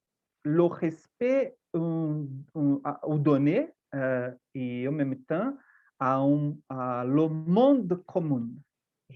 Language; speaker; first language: French; non-native, fluent; Portuguese